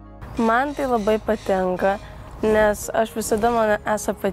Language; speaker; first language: Lithuanian; early bilingual, heritage; Lithuanian